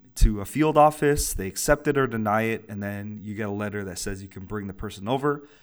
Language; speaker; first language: English; native; English